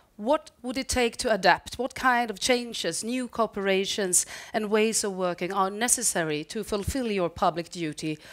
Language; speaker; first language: English; non-native, fluent; Swedish